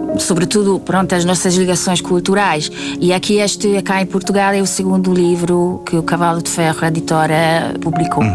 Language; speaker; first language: Portuguese; non-native, fluent; Hungarian